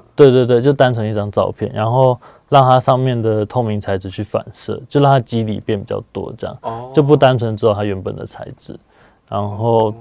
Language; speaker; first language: Chinese; native; Chinese